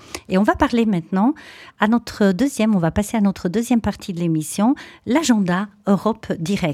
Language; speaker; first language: French; native; French